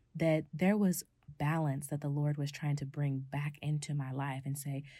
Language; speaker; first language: English; native; English